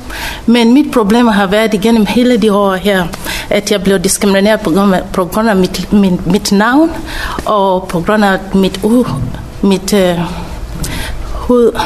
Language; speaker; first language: Danish; non-native, fluent; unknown